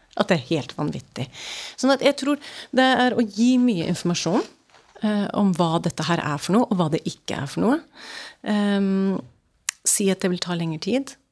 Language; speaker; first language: Norwegian; early bilingual, other home language; English